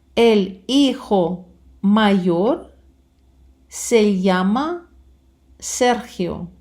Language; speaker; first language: Spanish; non-native, fluent; Ukrainian